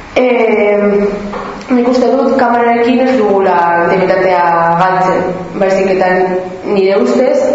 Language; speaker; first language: Basque; non-native, local second language; Spanish